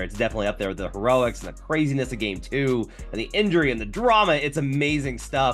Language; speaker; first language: English; native; English